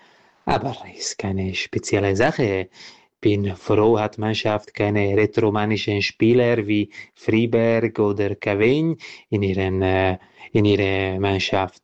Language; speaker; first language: German; non-native, learner; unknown